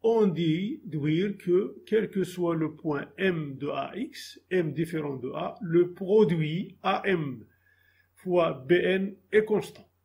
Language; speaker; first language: French; non-native, local second language; Arabic